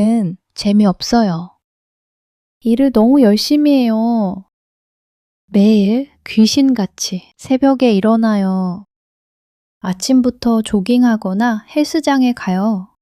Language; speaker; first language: Korean; early bilingual, heritage; English